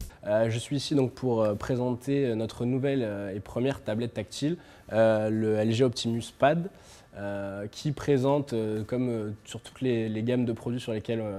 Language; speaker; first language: French; native; French